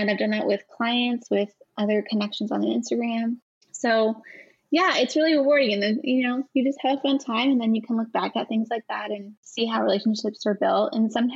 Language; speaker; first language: English; native; English